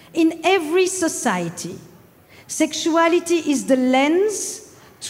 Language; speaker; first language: English; non-native, fluent; French